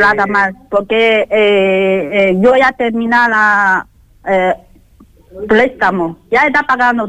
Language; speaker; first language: Spanish; non-native, learner; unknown